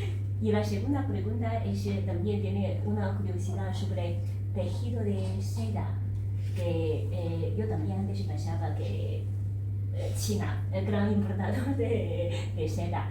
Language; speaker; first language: Spanish; non-native, learner; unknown